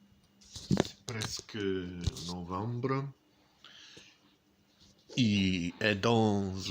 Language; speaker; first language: French; non-native, learner; English